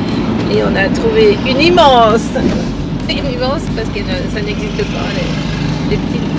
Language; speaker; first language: French; native; French